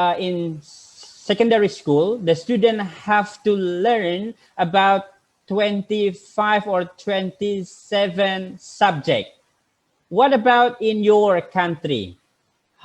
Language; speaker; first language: English; non-native, fluent; Indonesian